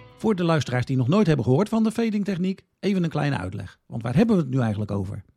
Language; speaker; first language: Dutch; native; Dutch